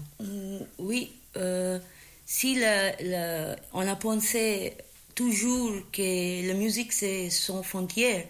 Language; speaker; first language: French; non-native, learner; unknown